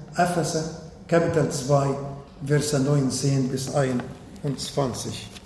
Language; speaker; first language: German; non-native, fluent; Arabic